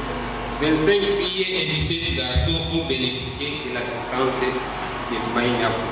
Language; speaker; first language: French; non-native, local second language; Swahili